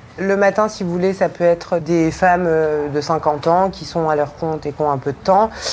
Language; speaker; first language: French; native; French